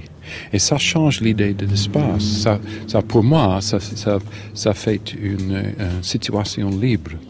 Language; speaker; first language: French; non-native, learner; English